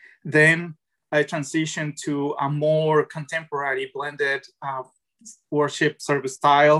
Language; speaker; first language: English; non-native, fluent; Spanish